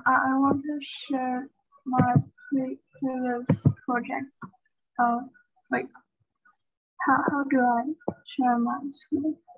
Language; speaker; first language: English; non-native, fluent; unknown